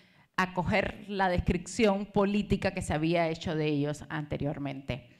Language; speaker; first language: Spanish; native; Spanish